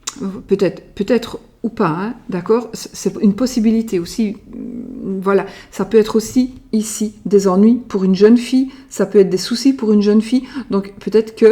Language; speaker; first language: French; native; French